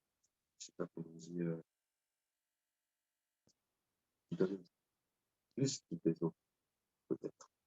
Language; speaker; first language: French; non-native, learner; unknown